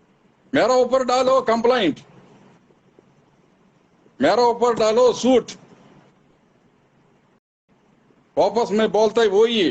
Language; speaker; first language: Hindi; non-native, local second language; Telugu